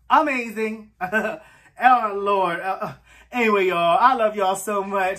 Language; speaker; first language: English; native; English